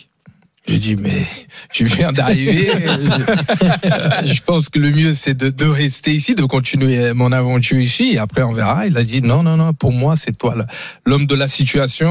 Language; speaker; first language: French; non-native, fluent; Portuguese